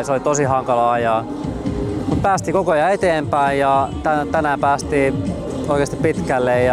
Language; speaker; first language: Finnish; native; Finnish